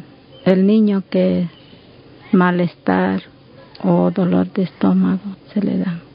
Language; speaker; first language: Spanish; non-native, local second language; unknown